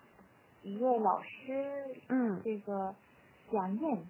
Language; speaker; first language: Chinese; non-native, learner; Korean